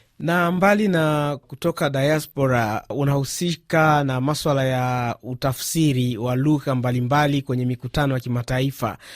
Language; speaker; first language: Swahili; native; Swahili